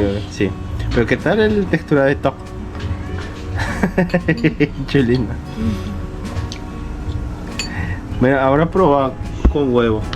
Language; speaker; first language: Spanish; non-native, fluent; Korean